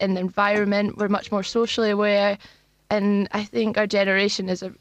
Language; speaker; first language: English; native; English